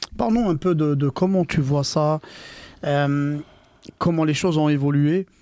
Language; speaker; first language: French; non-native, local second language; Arabic